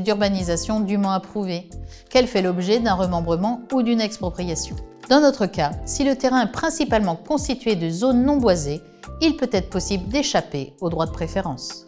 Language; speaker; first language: French; native; French